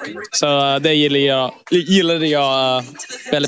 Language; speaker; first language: Swedish; early bilingual, heritage; English